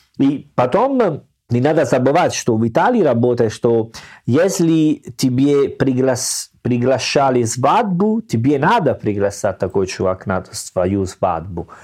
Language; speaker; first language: Russian; non-native, learner; Italian